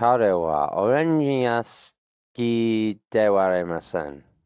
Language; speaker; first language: Japanese; non-native, learner; English